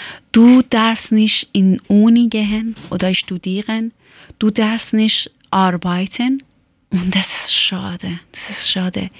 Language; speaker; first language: German; non-native, learner; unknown